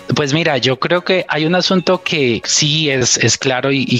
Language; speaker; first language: Spanish; native; Spanish